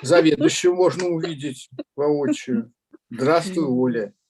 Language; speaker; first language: Russian; native; Russian